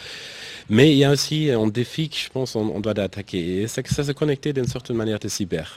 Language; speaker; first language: French; non-native, fluent; German